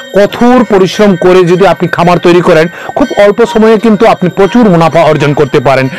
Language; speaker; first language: Bangla; non-native, local second language; Kok Borok